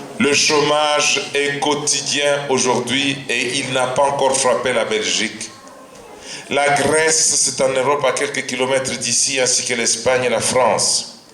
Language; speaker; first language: French; non-native, local second language; Luba-Lulua